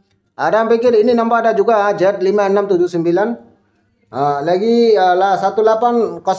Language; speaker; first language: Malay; non-native, local second language; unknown